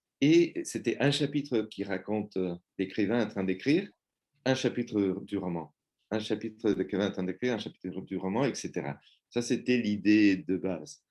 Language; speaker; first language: French; non-native, fluent; Spanish